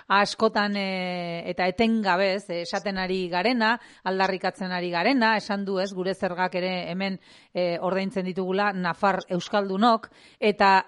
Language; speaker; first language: Basque; native; Basque